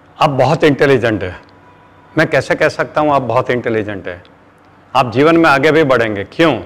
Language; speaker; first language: Hindi; non-native, local second language; Gujarati